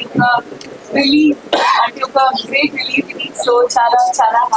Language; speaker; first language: Telugu; non-native, learner; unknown